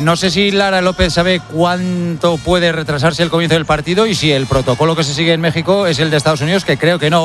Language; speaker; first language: Spanish; native; Spanish